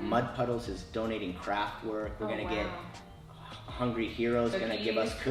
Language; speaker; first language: English; native; English